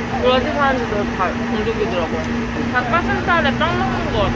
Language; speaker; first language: Korean; native; Korean